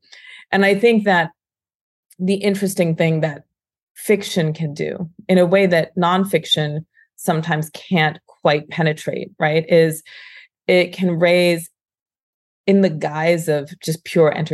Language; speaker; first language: English; native; English